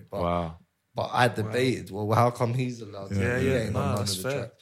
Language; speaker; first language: English; native; English